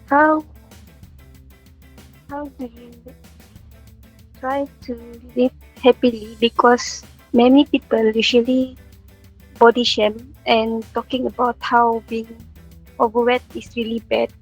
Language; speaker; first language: English; non-native, learner; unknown